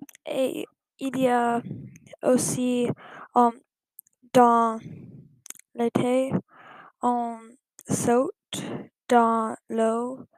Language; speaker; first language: French; non-native, learner; English